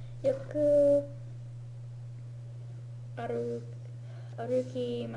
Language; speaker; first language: Japanese; non-native, learner; English